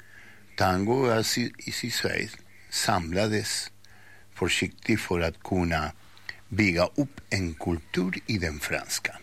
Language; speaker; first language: Swedish; non-native, fluent; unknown